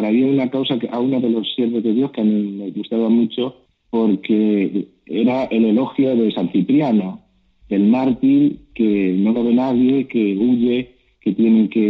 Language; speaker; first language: Spanish; native; Spanish